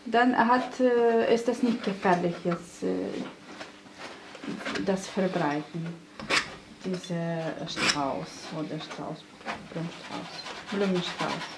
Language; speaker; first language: German; non-native, fluent; Russian